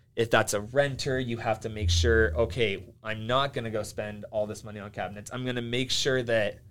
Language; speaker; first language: English; early bilingual, other home language; Finnish